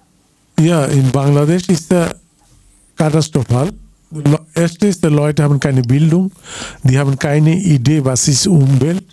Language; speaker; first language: German; non-native, learner; Bangla